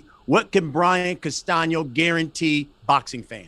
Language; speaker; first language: English; native; English